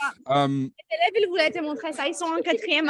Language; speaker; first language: French; non-native, fluent; English